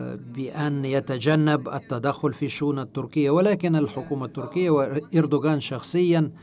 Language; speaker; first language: Arabic; non-native, fluent; Turkish